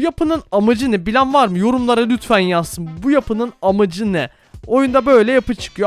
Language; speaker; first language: Turkish; native; Turkish